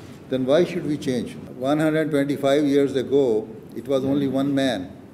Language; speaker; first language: English; non-native, local second language; Urdu